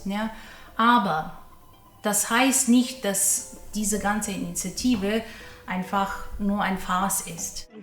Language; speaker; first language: German; non-native, fluent; Russian